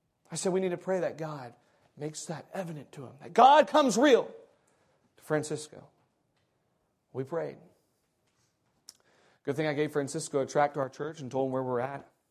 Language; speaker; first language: English; native; English